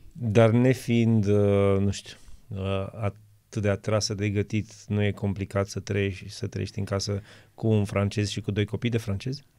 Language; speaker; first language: Romanian; native; Romanian